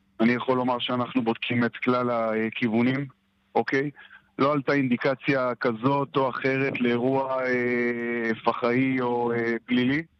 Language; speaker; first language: Hebrew; native; Hebrew